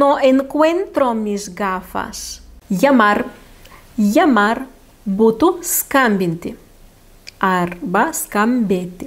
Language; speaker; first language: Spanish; non-native, fluent; Lithuanian